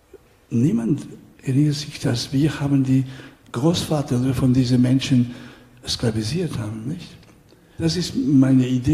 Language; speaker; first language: German; non-native, fluent; Catalan